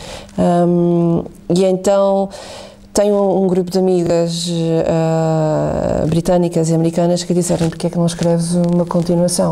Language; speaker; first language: Portuguese; native; Portuguese